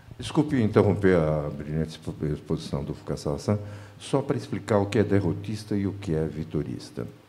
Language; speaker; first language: Portuguese; native; Portuguese